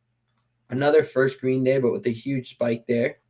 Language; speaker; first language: English; native; English